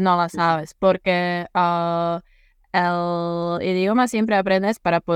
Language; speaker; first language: Spanish; non-native, fluent; Czech